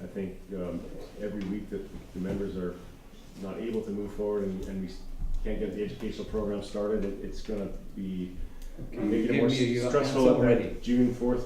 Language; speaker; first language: English; native; English